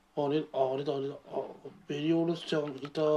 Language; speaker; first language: Japanese; native; Japanese